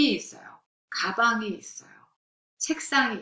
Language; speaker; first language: Korean; non-native, fluent; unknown